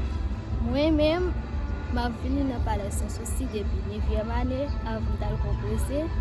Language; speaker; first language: French; non-native, local second language; Haitian Creole